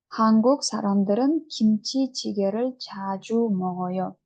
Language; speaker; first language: Korean; non-native, fluent; Kyrgyz